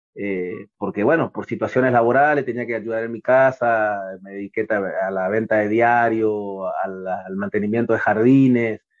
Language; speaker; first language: Spanish; native; Spanish